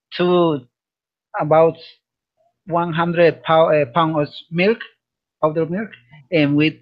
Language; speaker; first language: English; non-native, learner; Spanish